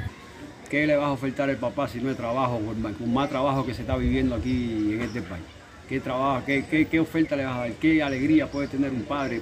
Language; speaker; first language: Spanish; native; Spanish